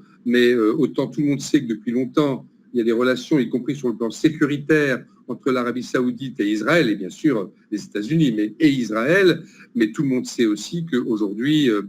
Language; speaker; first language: French; native; French